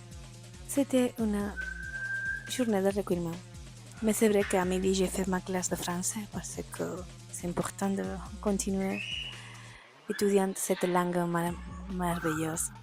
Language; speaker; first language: French; non-native, fluent; Spanish